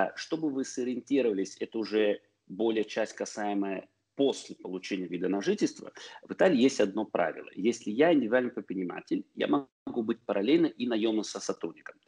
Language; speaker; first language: Russian; early bilingual, heritage; Russian